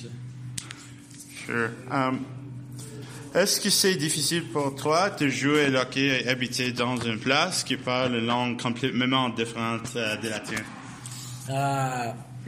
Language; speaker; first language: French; non-native, learner; English